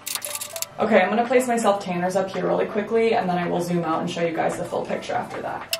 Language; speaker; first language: English; native; English